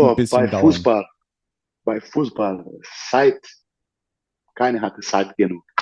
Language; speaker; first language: German; non-native, learner; Portuguese